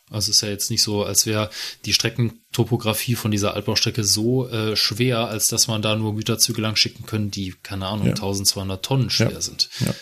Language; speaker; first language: German; native; German